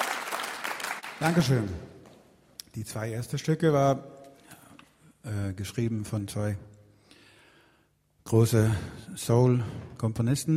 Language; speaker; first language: German; non-native, fluent; Swedish